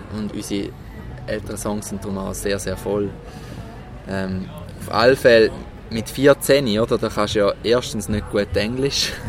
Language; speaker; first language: German; native; German